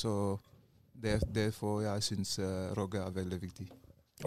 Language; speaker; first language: Norwegian; non-native, learner; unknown